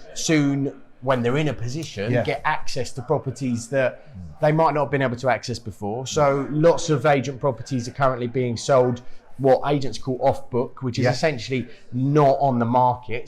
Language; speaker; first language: English; native; English